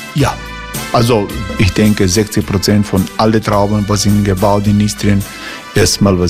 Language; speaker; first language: German; non-native, learner; Croatian